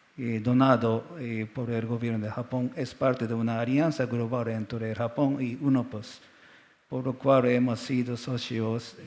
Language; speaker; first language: Spanish; non-native, learner; Japanese